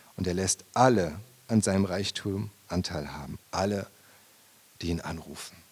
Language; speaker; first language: German; native; German